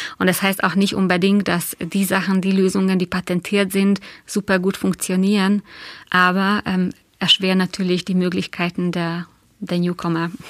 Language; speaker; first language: German; non-native, fluent; Hungarian